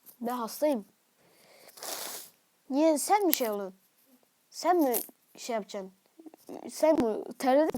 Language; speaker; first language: Turkish; native; Turkish